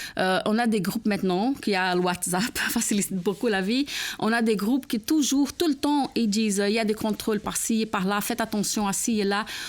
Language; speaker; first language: French; non-native, fluent; Portuguese